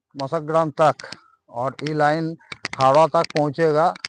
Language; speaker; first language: Hindi; non-native, local second language; Bangla